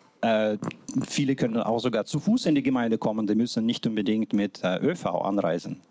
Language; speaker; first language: German; non-native, fluent; Russian